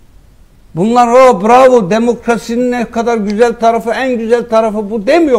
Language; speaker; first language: Turkish; native; Turkish